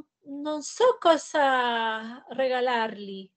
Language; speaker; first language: Italian; non-native, learner; Spanish